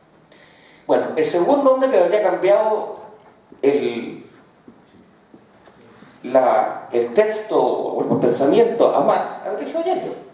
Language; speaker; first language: Spanish; native; Spanish